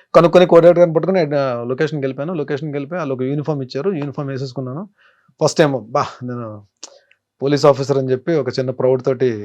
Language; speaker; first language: Telugu; native; Telugu